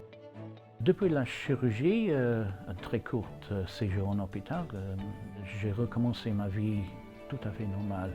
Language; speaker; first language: French; non-native, fluent; English